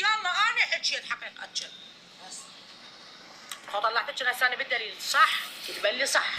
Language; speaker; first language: Arabic; native; Arabic